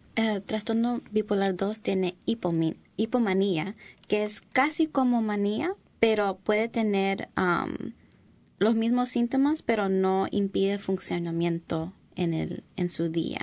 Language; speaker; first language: Spanish; early bilingual, heritage; English